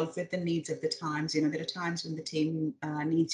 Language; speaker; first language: English; non-native, local second language; Hindi